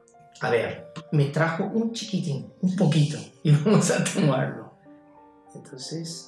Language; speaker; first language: Spanish; non-native, fluent; Chinese